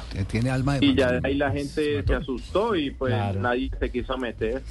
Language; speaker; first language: Spanish; native; Spanish